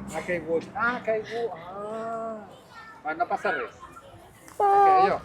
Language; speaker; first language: Indonesian; non-native, learner; Catalan